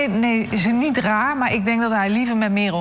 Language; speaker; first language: Dutch; native; Dutch